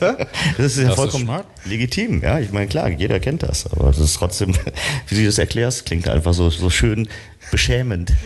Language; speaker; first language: German; native; German